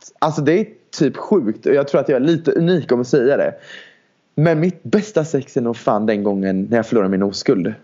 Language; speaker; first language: Swedish; native; Swedish